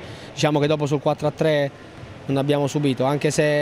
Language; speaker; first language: Italian; native; Italian